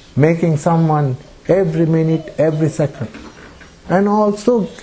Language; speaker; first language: English; non-native, local second language; Sinhala